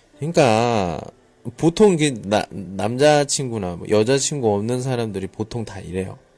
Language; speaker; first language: Korean; native; Korean